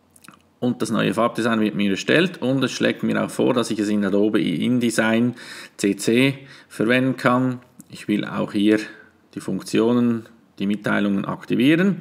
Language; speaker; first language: German; native; German